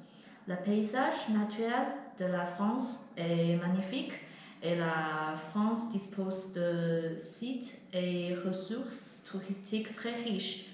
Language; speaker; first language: French; non-native, learner; Chinese